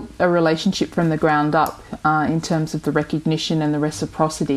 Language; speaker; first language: English; native; English